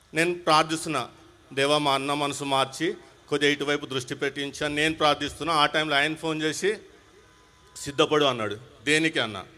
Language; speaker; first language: Telugu; non-native, local second language; Hindi